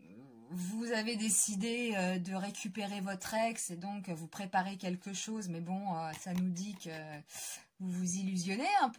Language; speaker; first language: French; native; French